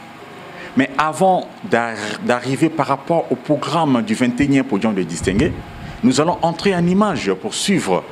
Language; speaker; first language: French; non-native, local second language; Lingala